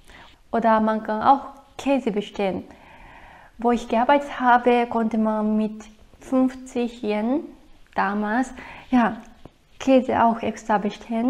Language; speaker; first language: German; non-native, fluent; Japanese